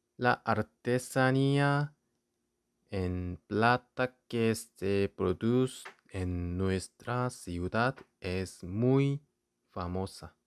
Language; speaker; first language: Spanish; non-native, learner; Korean